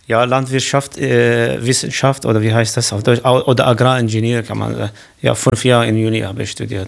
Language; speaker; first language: German; non-native, learner; Kurdish